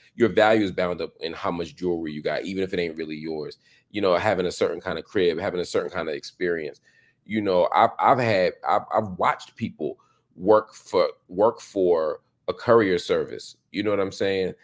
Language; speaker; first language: English; native; English